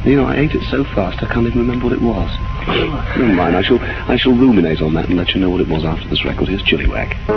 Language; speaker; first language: English; native; English